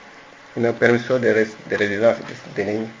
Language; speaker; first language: Spanish; non-native, learner; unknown